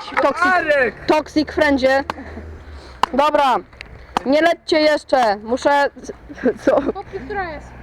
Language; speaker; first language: Polish; native; Polish